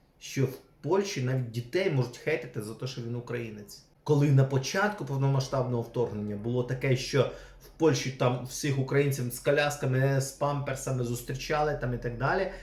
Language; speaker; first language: Ukrainian; non-native, local second language; Russian